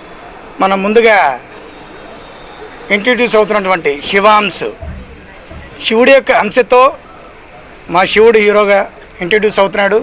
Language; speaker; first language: Telugu; native; Telugu